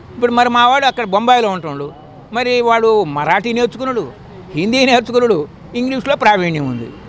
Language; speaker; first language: Telugu; native; Telugu